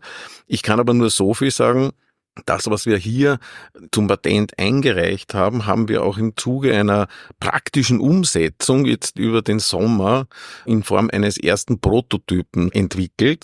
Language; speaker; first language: German; native; German